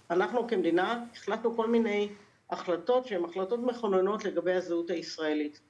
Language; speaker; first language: Hebrew; native; Hebrew